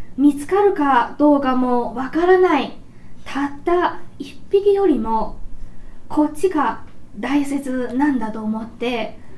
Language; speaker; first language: Japanese; non-native, fluent; Chinese